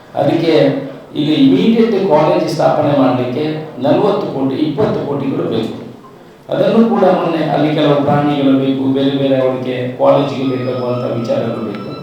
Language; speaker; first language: Kannada; non-native, local second language; Tulu